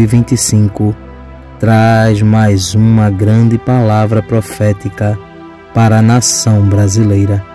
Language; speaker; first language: Portuguese; native; Portuguese